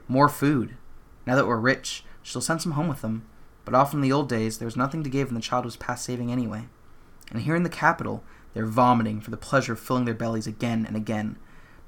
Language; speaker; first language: English; native; English